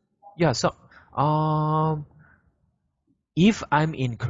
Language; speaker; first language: English; non-native, fluent; Korean